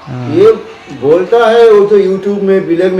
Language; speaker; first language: Hindi; non-native, local second language; Assamese